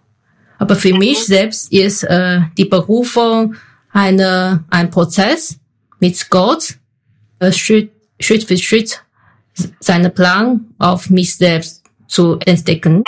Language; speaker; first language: German; non-native, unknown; Chinese